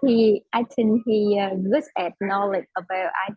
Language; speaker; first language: English; non-native, learner; Vietnamese